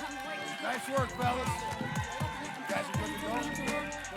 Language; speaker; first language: English; native; English